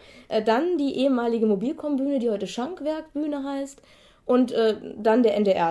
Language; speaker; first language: German; native; German